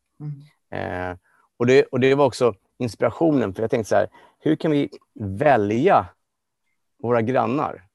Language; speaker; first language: Swedish; non-native, fluent; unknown